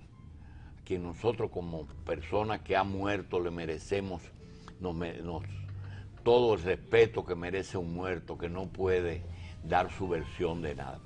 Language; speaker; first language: Spanish; native; Spanish